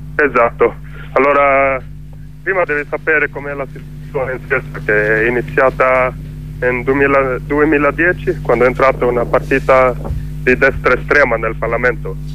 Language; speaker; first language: Italian; non-native, learner; Swedish